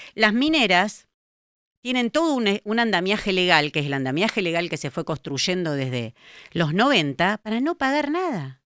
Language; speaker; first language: Spanish; native; Spanish